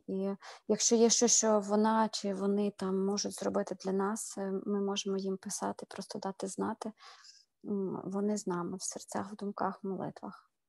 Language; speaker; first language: Ukrainian; native; Ukrainian